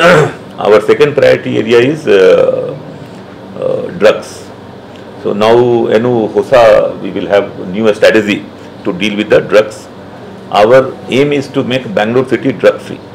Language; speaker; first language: Kannada; non-native, fluent; Hindi